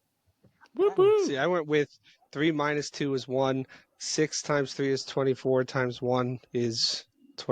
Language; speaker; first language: English; native; English